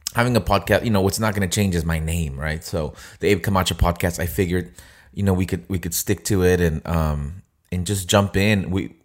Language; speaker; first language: English; non-native, fluent; Spanish